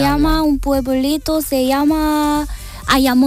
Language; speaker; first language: Spanish; non-native, learner; Korean